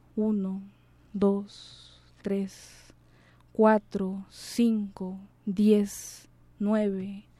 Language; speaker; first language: Spanish; native; Spanish